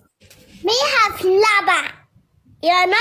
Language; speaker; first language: English; non-native, learner; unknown